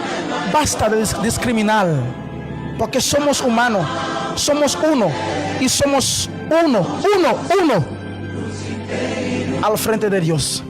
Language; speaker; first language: Spanish; non-native, learner; Haitian Creole